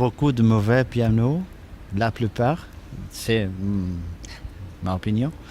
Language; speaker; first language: French; non-native, fluent; Portuguese